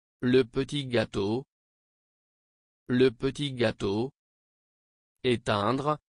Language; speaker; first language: French; non-native, fluent; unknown